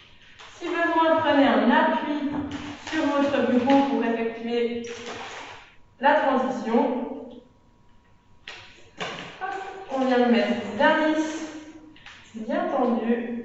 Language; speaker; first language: French; native; French